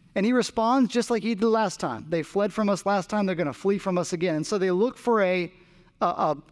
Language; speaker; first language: English; native; English